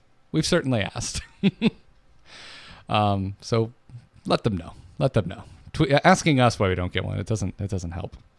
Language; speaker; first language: English; native; English